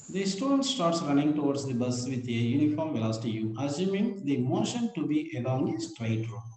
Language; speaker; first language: English; non-native, local second language; Tamil